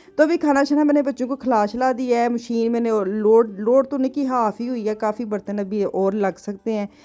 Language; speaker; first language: Urdu; non-native, local second language; Punjabi